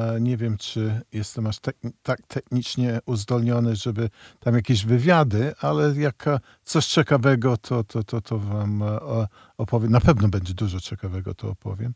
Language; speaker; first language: Polish; early bilingual, heritage; Polish